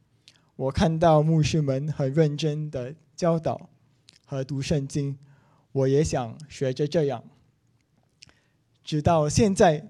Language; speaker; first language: Chinese; non-native, local second language; English